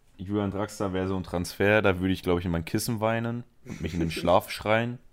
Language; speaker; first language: German; early bilingual, other home language; Spanish